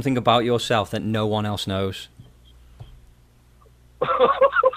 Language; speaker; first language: English; native; English